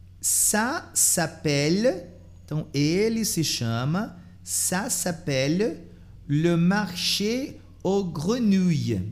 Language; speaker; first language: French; non-native, fluent; Portuguese